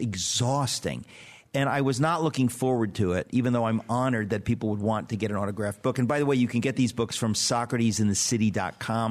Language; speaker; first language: English; native; English